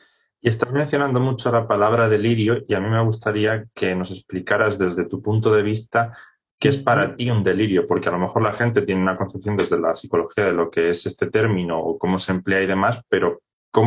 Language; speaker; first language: Spanish; native; Spanish